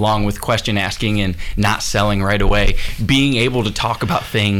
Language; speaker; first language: English; native; English